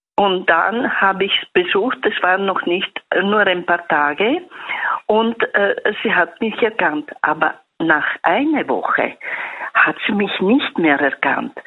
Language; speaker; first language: German; non-native, fluent; Italian